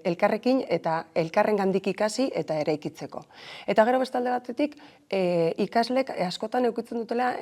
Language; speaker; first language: Basque; native; Basque